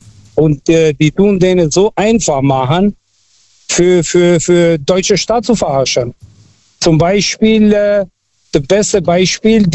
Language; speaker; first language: German; non-native, local second language; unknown